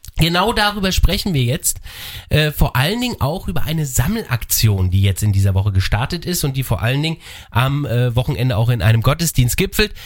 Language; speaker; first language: German; native; German